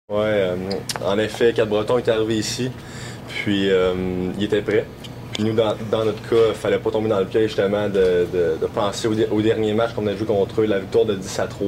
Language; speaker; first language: French; native; French